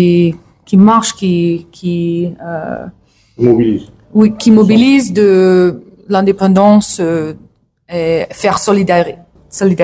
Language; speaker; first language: French; non-native, learner; English